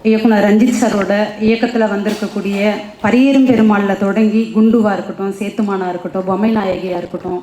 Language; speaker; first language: Tamil; native; Tamil